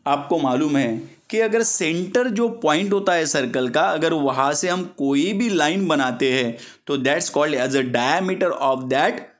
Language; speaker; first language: Hindi; non-native, local second language; Marathi